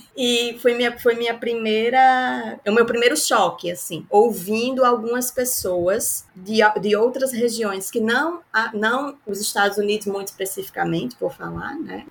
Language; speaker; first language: Portuguese; native; Portuguese